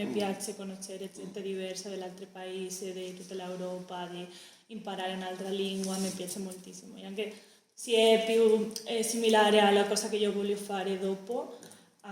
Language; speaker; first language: Italian; non-native, learner; Spanish